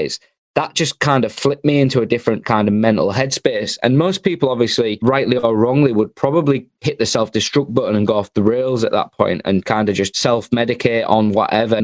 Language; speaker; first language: English; native; English